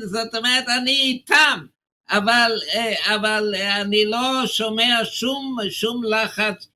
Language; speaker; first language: Hebrew; non-native, fluent; English